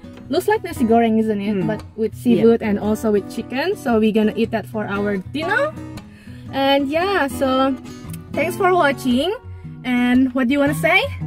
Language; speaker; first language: English; non-native, fluent; Indonesian